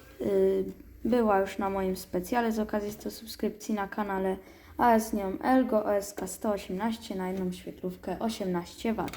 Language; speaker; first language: Polish; native; Polish